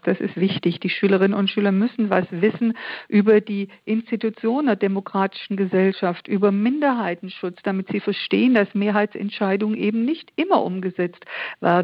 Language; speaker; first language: German; native; German